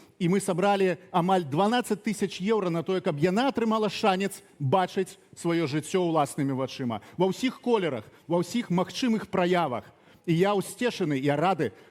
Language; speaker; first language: Belarusian; non-native, local second language; Russian